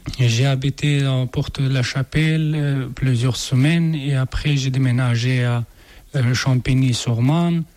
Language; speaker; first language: French; non-native, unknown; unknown